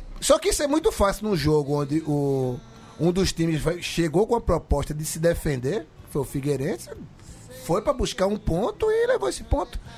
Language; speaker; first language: Portuguese; native; Portuguese